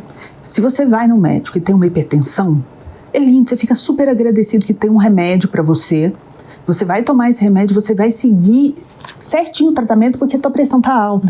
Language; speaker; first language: Portuguese; native; Portuguese